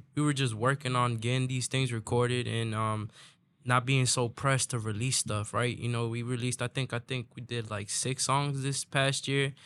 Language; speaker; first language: English; native; English